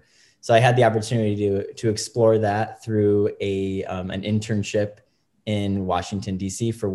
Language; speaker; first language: English; native; English